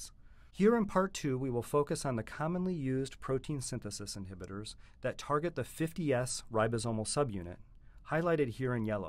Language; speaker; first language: English; native; English